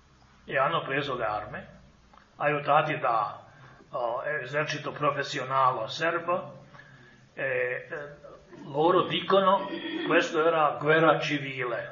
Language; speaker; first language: Italian; non-native, fluent; Croatian